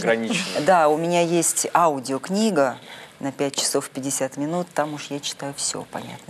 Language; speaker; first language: Russian; native; Russian